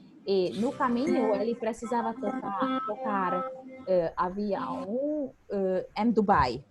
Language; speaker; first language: Portuguese; non-native, fluent; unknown